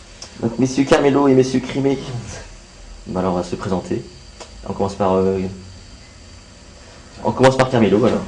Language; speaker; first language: French; native; French